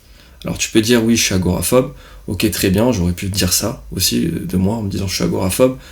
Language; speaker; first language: French; native; French